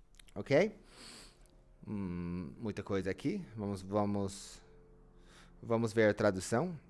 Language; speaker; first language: Portuguese; non-native, fluent; English